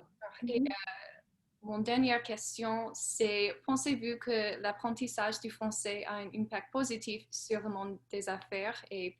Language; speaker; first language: French; non-native, learner; English